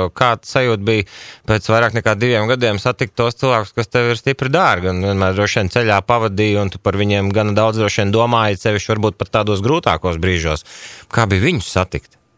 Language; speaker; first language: Latvian; native; Latvian